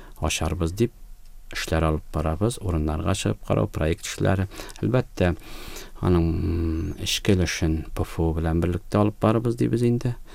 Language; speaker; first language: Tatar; native; Tatar